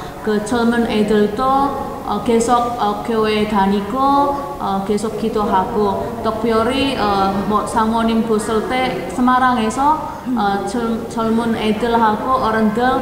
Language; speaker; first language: Korean; non-native, learner; Indonesian